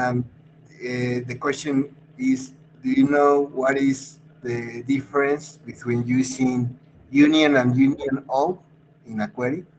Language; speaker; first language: English; non-native, fluent; Spanish